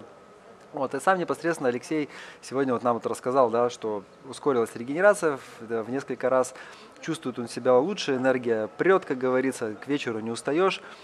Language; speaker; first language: Russian; native; Russian